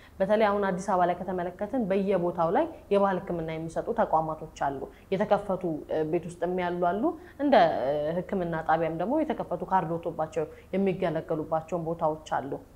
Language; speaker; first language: Amharic; native; Amharic